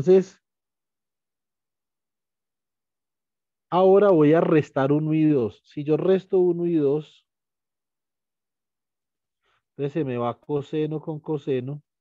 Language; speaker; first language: Spanish; native; Spanish